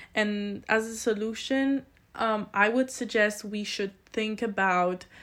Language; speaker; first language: English; non-native, fluent; Polish